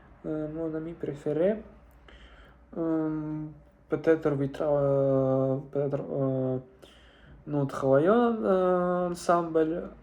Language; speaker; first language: French; non-native, learner; Russian